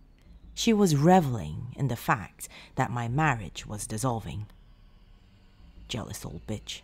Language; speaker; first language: English; native; English